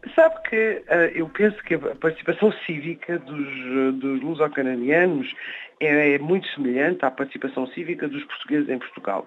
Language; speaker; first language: Portuguese; native; Portuguese